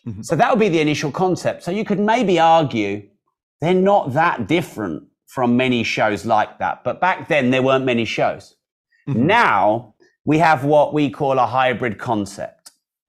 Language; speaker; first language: English; native; English